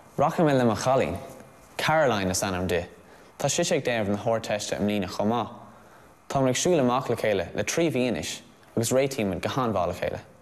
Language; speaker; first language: Irish; non-native, local second language; English